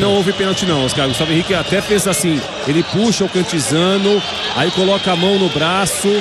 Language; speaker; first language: Portuguese; native; Portuguese